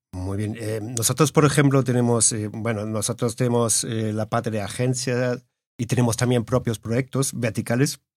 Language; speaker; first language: Spanish; early bilingual, heritage; Spanish